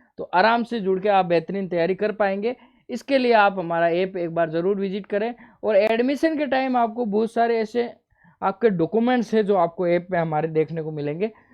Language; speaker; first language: Hindi; native; Hindi